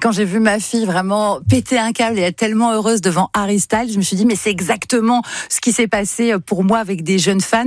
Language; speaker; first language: French; native; French